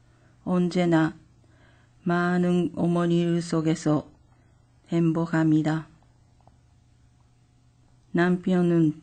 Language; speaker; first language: Korean; non-native, fluent; Japanese